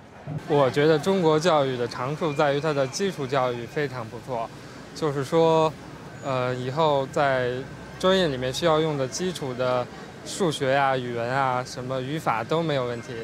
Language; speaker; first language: Chinese; native; Chinese